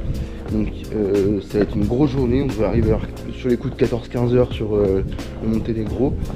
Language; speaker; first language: French; native; French